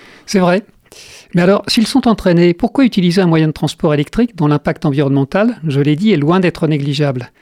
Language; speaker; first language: French; native; French